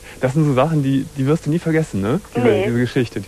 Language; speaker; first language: German; native; German